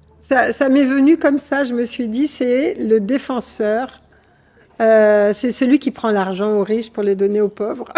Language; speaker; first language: French; native; French